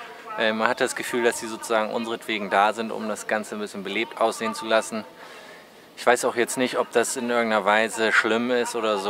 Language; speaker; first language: German; native; German